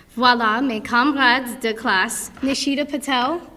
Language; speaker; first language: French; non-native, learner; English